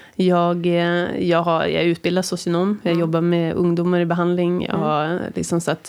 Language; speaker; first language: Swedish; native; Swedish